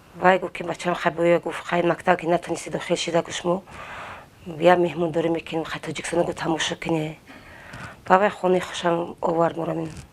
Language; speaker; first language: Tajik; non-native, fluent; Avaric